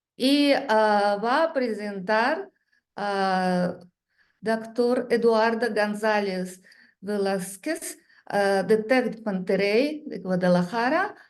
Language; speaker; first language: Spanish; non-native, learner; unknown